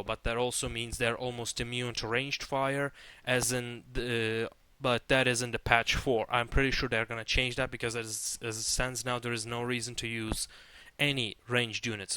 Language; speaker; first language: English; non-native, fluent; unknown